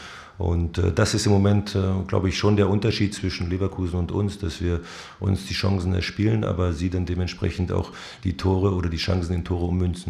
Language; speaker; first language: German; native; German